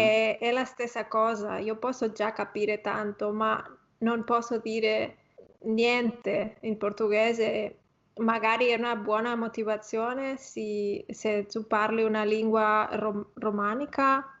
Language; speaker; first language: Italian; non-native, fluent; Spanish